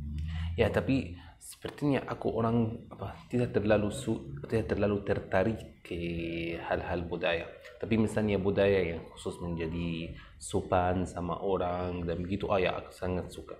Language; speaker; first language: Indonesian; non-native, fluent; Arabic